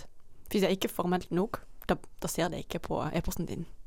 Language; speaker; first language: Norwegian; non-native, fluent; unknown